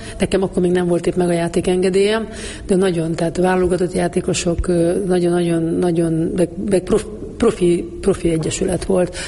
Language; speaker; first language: Hungarian; native; Hungarian